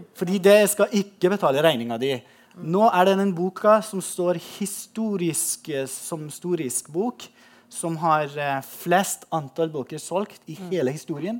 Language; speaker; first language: Norwegian; non-native, fluent; Persian